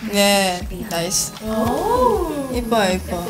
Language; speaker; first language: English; non-native, learner; Korean